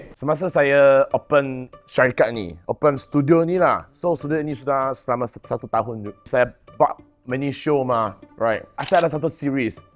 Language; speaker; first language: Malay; non-native, local second language; Chinese